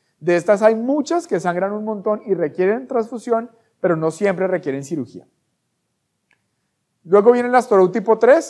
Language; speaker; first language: Spanish; native; Spanish